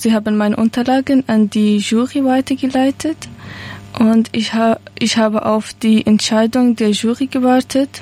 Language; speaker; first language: German; non-native, learner; Persian